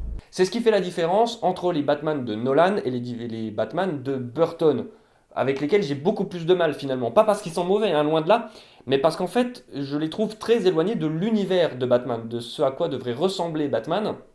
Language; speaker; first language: French; native; French